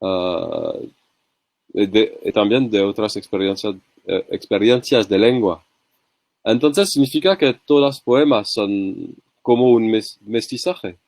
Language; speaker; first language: Spanish; non-native, learner; French